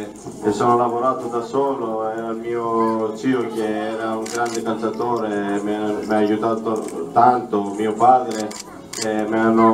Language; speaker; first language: Italian; non-native, learner; Greek